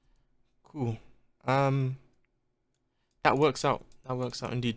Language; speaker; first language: English; native; English